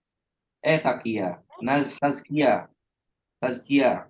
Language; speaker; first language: Arabic; non-native, fluent; Indonesian